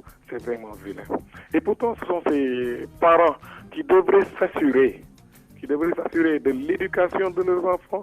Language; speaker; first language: French; non-native, local second language; Wolof